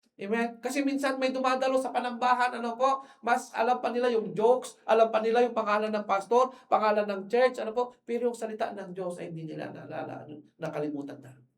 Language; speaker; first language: Filipino; non-native, local second language; Iloko